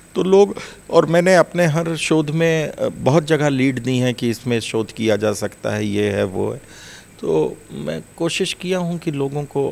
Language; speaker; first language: Hindi; native; Hindi